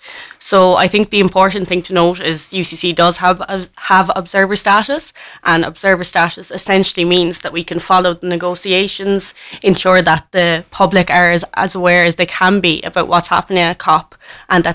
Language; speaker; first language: English; native; English